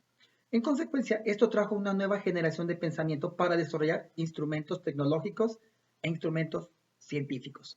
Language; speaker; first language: Spanish; native; Spanish